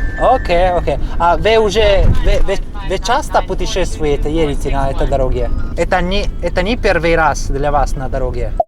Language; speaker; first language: Russian; non-native, learner; Italian